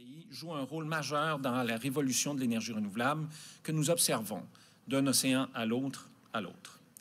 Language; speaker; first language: French; native; French